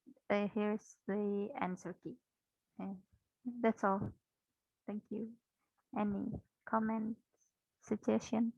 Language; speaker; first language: English; non-native, fluent; Indonesian